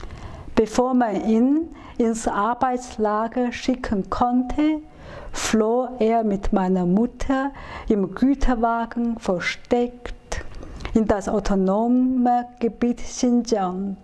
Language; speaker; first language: German; non-native, fluent; Chinese